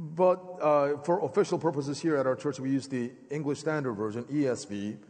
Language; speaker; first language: English; native; English